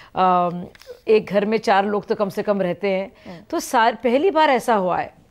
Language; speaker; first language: Hindi; native; Hindi